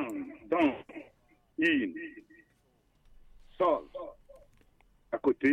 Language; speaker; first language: French; non-native, learner; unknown